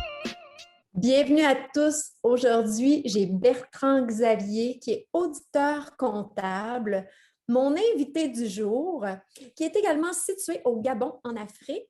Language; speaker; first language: French; native; French